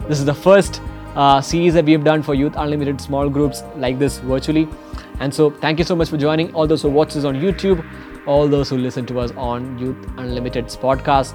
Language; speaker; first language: English; non-native, local second language; Malayalam